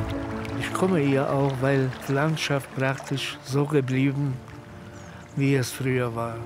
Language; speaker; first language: German; non-native, fluent; Italian